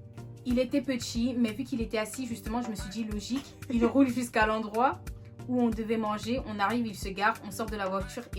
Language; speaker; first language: French; native; French